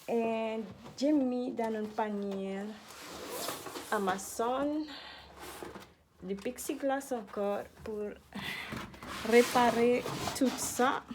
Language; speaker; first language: French; non-native, learner; Dutch